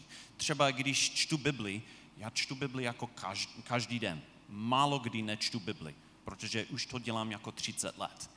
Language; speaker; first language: Czech; non-native, fluent; English